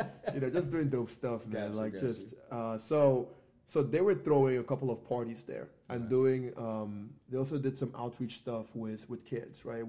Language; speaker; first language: English; non-native, local second language; Igbo